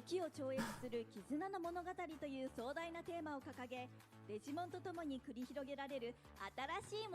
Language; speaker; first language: Japanese; native; Japanese